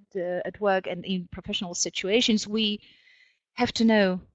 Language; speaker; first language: English; non-native, fluent; Polish